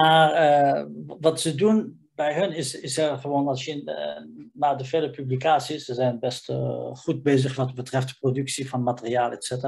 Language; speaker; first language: Dutch; non-native, fluent; Riffian